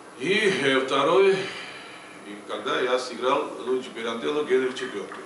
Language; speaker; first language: Russian; non-native, local second language; Georgian